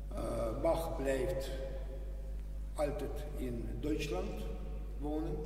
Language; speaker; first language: Dutch; non-native, learner; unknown